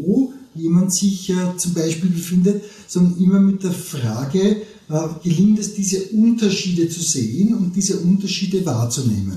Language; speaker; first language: German; native; German